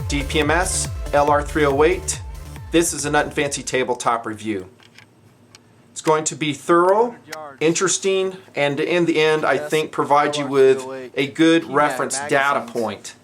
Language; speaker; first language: English; native; English